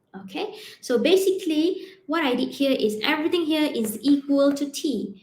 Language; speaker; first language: English; non-native, local second language; Malay